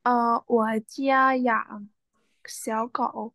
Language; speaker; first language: Chinese; non-native, learner; Vietnamese